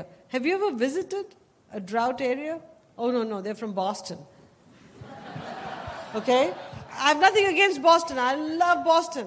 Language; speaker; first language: English; non-native, local second language; Tamil